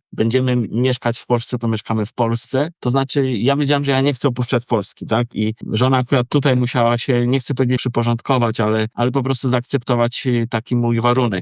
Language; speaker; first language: Polish; native; Polish